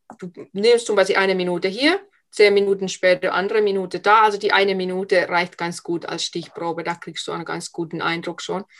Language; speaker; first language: German; non-native, fluent; Finnish